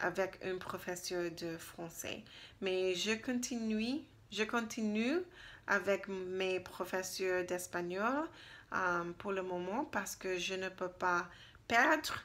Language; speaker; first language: French; non-native, learner; English